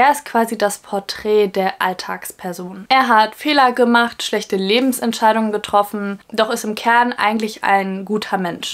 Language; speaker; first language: German; native; German